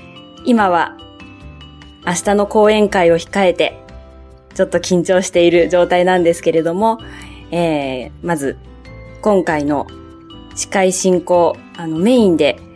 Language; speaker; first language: Japanese; native; Japanese